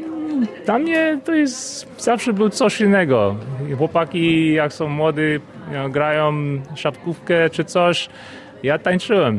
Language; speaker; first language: Polish; early bilingual, heritage; Polish